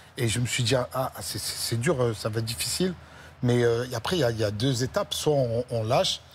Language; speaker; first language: French; native; French